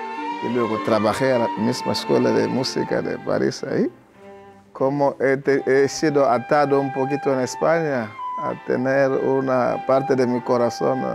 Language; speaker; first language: Spanish; non-native, learner; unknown